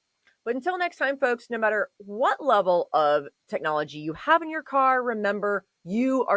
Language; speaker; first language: English; native; English